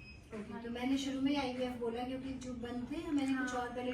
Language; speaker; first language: Hindi; native; Hindi